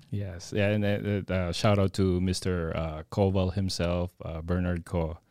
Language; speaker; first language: English; non-native, local second language; Filipino